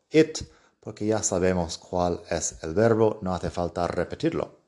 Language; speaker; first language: Spanish; non-native, fluent; English